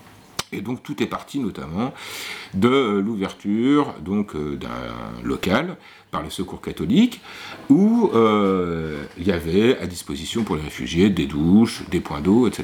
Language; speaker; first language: French; native; French